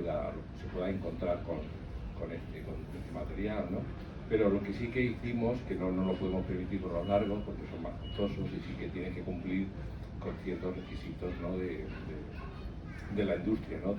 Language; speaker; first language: Spanish; native; Spanish